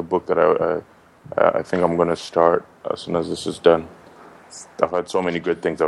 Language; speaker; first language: English; non-native, local second language; Ganda